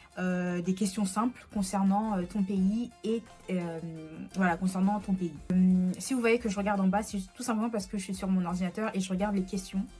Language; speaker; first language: French; early bilingual, other home language; Lingala